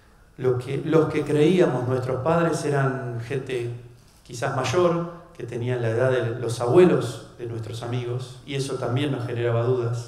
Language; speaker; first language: Spanish; native; Spanish